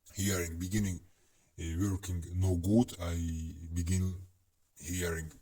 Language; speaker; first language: English; non-native, learner; Azerbaijani